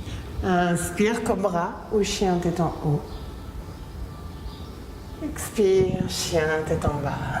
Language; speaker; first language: French; native; French